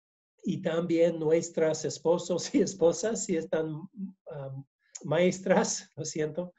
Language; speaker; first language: Spanish; non-native, learner; English